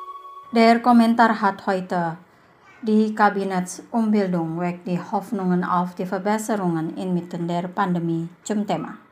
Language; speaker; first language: German; non-native, fluent; Indonesian